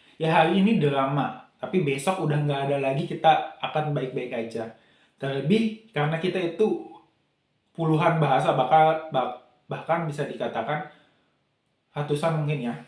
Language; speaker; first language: Indonesian; native; Indonesian